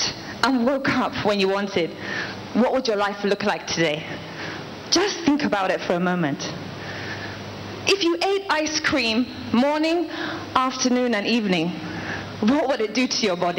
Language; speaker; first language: English; native; English